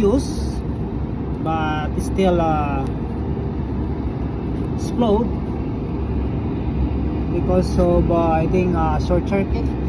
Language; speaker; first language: English; non-native, learner; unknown